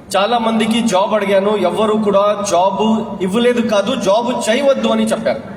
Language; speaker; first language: Telugu; non-native, local second language; Urdu